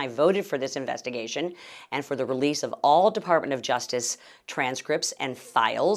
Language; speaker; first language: English; native; English